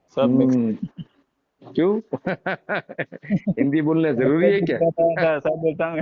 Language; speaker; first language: Hindi; non-native, local second language; Gujarati